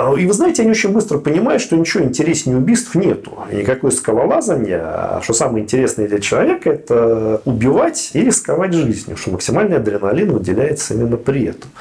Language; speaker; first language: Russian; native; Russian